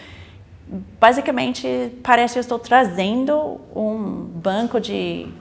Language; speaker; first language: Portuguese; non-native, fluent; English